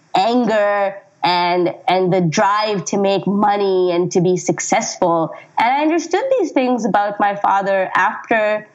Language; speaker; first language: English; non-native, local second language; Urdu